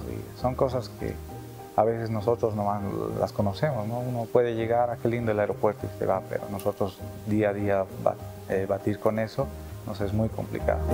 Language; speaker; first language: Spanish; native; Spanish